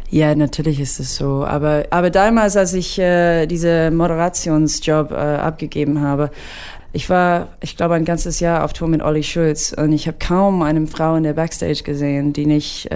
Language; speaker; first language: German; non-native, fluent; English